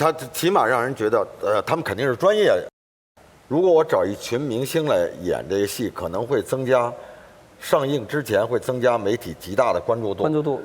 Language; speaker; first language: Chinese; native; Chinese